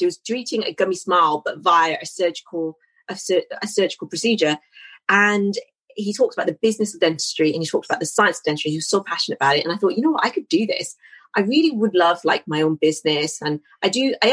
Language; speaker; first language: English; native; English